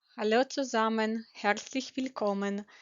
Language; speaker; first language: German; non-native, fluent; Ukrainian